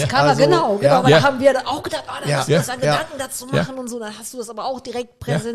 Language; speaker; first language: German; native; German